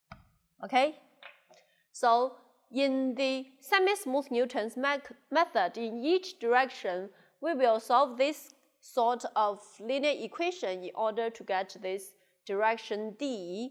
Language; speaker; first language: English; non-native, local second language; Chinese